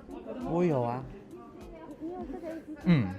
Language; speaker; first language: Chinese; non-native, fluent; English